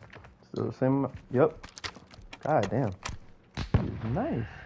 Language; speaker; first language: English; native; English